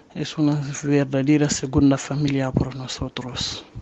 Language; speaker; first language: Spanish; non-native, learner; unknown